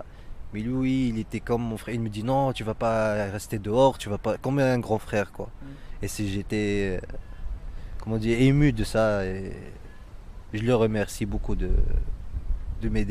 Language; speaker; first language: French; non-native, local second language; Arabic